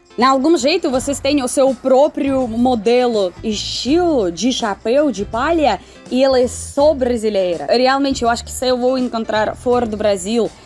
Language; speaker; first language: Portuguese; non-native, fluent; Russian